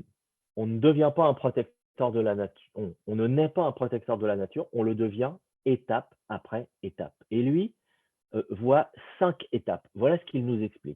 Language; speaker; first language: French; native; French